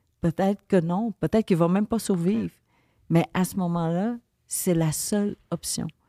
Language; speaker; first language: French; early bilingual, other home language; Vietnamese